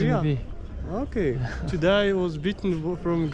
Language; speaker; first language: English; non-native, learner; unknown